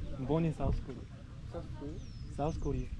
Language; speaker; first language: English; non-native, learner; Korean